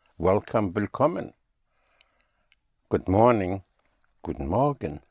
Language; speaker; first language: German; non-native, fluent; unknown